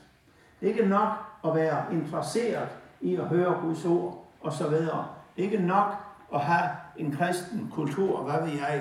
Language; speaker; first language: Danish; native; Danish